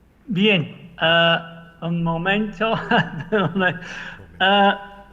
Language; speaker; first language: Spanish; non-native, fluent; English